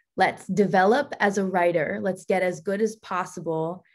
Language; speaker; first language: English; native; English